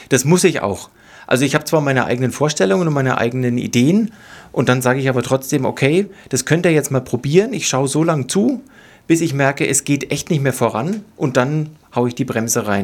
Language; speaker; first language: German; native; German